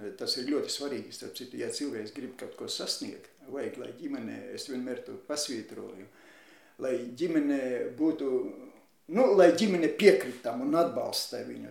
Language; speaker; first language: Latvian; non-native, local second language; Russian